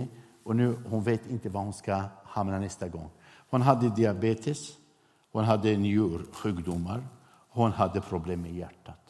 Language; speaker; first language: Swedish; non-native, fluent; Arabic